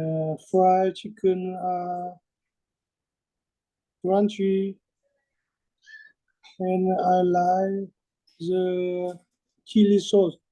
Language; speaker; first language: English; non-native, learner; Vietnamese